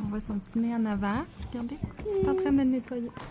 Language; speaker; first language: French; native; French